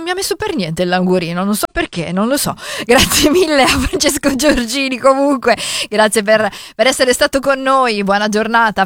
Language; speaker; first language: Italian; native; Italian